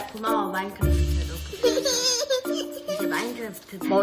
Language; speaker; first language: Korean; native; Korean